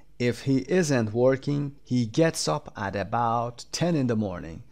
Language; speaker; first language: English; non-native, fluent; Persian